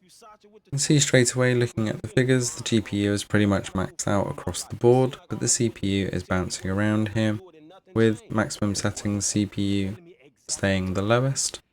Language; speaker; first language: English; native; English